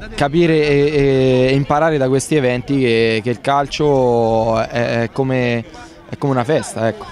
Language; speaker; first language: Italian; native; Italian